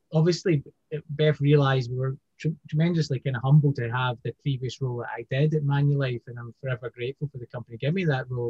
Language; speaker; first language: English; native; English